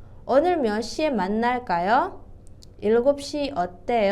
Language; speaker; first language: Korean; non-native, fluent; Indonesian